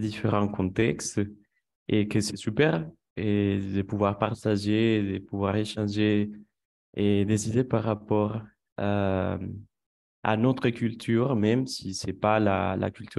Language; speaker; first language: French; non-native, fluent; Spanish